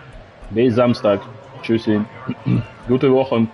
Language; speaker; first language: German; non-native, learner; Russian